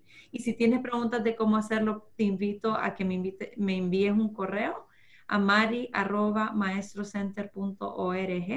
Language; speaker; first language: Spanish; early bilingual, heritage; Spanish